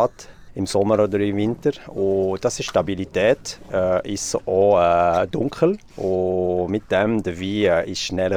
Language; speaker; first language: German; non-native, local second language; French